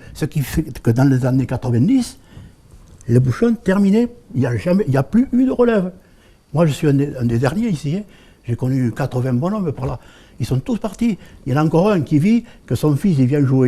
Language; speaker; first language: French; native; French